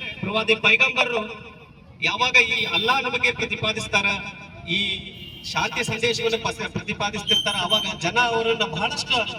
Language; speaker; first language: Kannada; native; Kannada